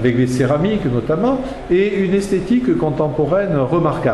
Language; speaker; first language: French; native; French